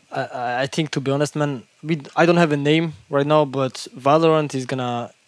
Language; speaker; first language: English; non-native, fluent; French